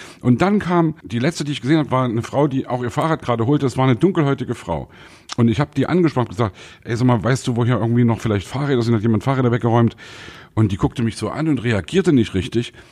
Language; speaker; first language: German; native; German